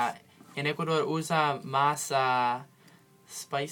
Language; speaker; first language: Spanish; non-native, learner; English